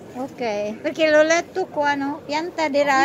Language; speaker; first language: Italian; non-native, fluent; Filipino